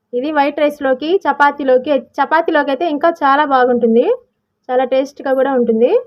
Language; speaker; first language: Telugu; non-native, local second language; Urdu